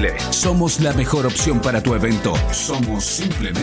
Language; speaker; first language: Spanish; native; Spanish